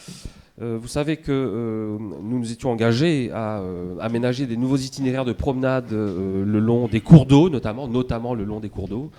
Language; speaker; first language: French; native; French